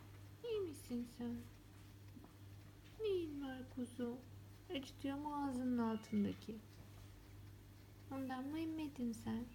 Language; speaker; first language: Turkish; native; Turkish